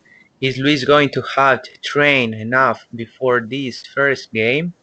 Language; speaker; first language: English; non-native, learner; Spanish